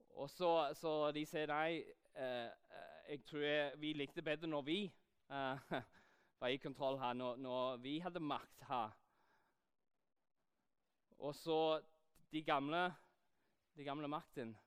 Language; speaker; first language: Norwegian; non-native, fluent; English